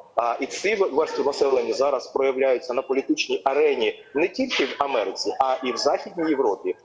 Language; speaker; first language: Ukrainian; non-native, local second language; Russian